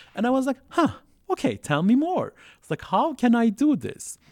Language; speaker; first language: English; non-native, fluent; Turkish